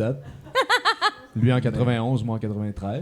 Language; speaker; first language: French; native; French